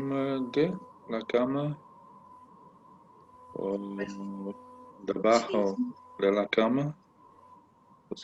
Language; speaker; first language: Spanish; non-native, learner; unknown